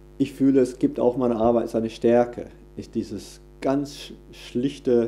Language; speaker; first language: German; non-native, fluent; English